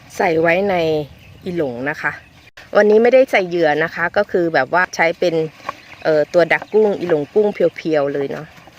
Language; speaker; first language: Thai; non-native, local second language; Northeastern Thai